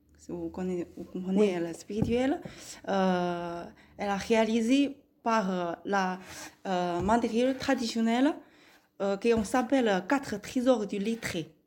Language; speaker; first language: French; non-native, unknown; Chinese